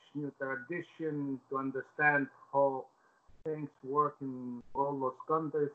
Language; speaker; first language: English; non-native, fluent; Albanian